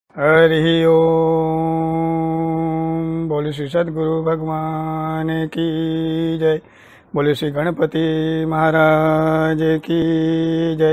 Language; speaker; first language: Hindi; native; Hindi